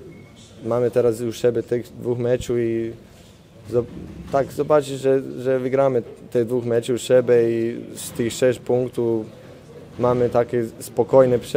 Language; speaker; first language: Polish; non-native, learner; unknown